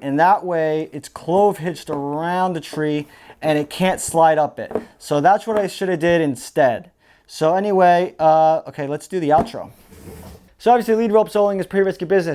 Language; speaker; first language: English; native; English